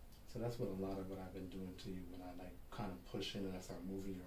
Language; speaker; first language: English; native; English